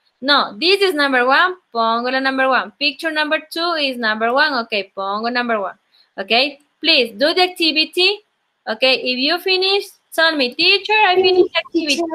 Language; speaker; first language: English; non-native, learner; Spanish